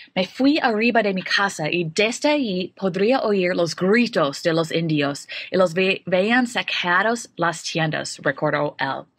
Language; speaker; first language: Spanish; non-native, learner; English